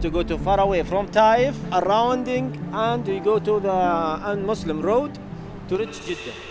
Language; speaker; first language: English; non-native, learner; Arabic